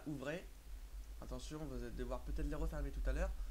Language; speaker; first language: French; native; French